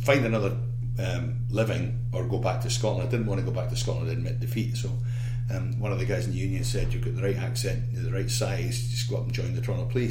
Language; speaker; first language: English; native; English